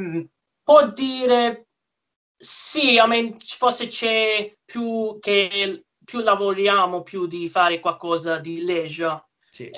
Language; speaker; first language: Italian; early bilingual, heritage; English